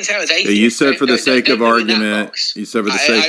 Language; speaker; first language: English; native; English